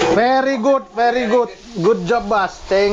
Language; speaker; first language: English; non-native, learner; Indonesian